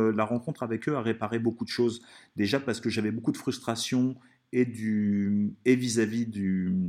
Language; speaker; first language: French; early bilingual, other home language; Italian